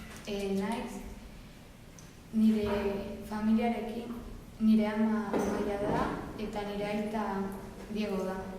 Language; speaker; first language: Basque; non-native, learner; Spanish